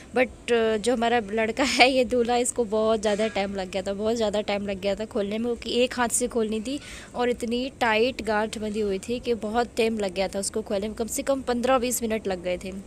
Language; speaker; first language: Hindi; native; Hindi